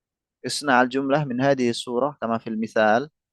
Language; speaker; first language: Arabic; non-native, fluent; Indonesian